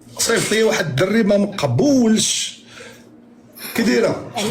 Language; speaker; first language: Arabic; native; Arabic